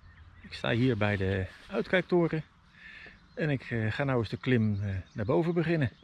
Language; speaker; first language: Dutch; native; Dutch